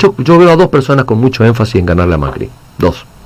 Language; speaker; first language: Spanish; native; Spanish